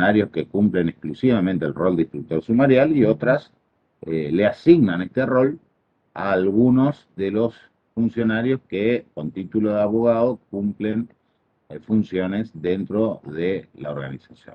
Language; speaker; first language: Spanish; native; Spanish